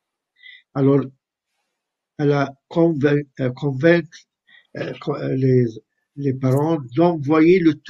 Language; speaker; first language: French; non-native, fluent; Arabic